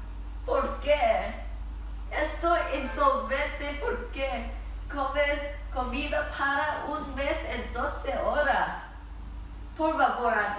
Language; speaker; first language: Spanish; non-native, learner; English